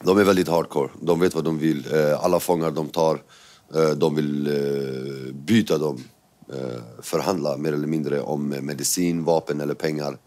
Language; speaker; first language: Swedish; early bilingual, other home language; Kurdish